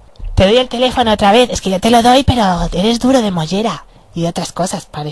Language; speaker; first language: Spanish; native; Spanish